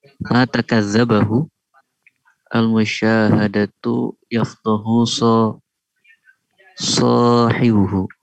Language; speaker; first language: Arabic; non-native, learner; Indonesian